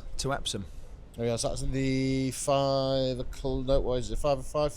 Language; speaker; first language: English; native; English